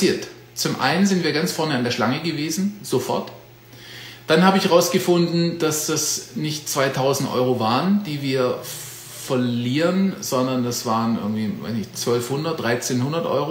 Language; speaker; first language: German; native; German